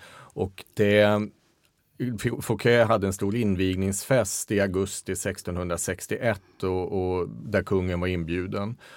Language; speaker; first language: Swedish; native; Swedish